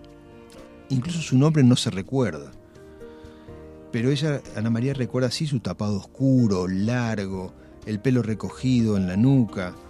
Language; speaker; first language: Spanish; native; Spanish